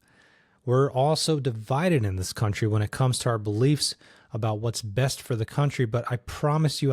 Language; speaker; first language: English; native; English